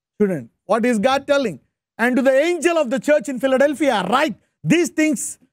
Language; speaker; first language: English; non-native, local second language; Telugu